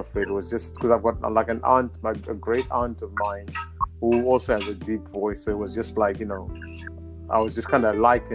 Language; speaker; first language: English; non-native, local second language; Shona